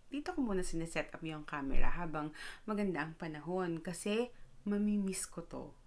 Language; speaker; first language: Filipino; native; Filipino